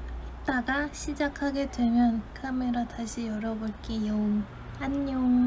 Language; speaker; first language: Korean; non-native, fluent; Chinese